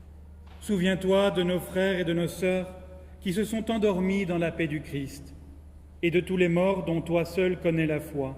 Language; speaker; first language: French; native; French